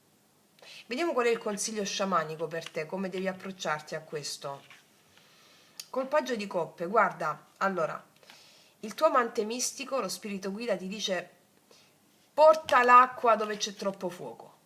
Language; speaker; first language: Italian; native; Italian